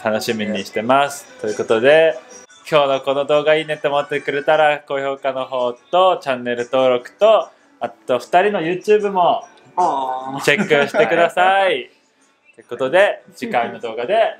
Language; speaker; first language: Japanese; native; Japanese